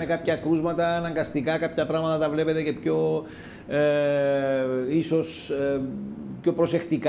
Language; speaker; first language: Greek; native; Greek